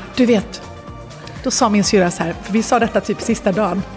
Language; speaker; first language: Swedish; native; Swedish